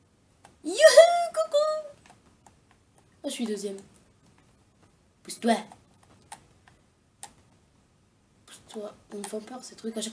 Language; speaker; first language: French; native; French